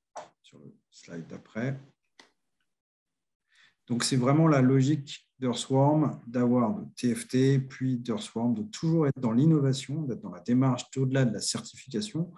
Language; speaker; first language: French; native; French